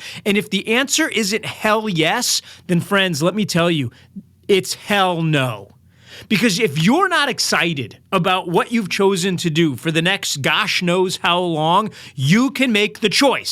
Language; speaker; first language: English; native; English